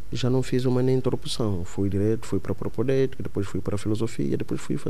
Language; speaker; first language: Portuguese; non-native, local second language; Kongo